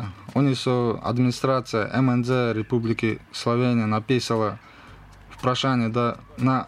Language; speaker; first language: Slovenian; non-native, learner; Russian